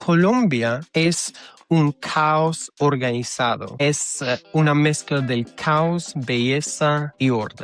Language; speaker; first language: Spanish; non-native, fluent; Russian